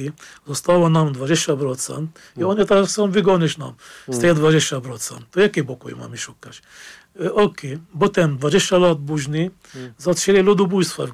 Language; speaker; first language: Polish; non-native, fluent; Arabic